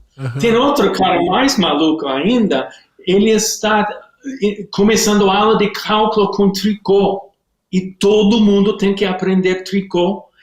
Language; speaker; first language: Portuguese; non-native, learner; English